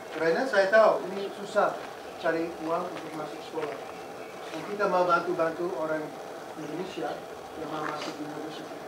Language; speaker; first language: Indonesian; non-native, fluent; English